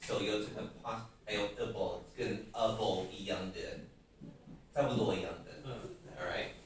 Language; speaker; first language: Chinese; non-native, fluent; English